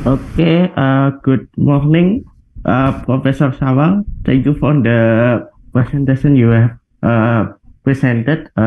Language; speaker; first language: English; non-native, learner; Indonesian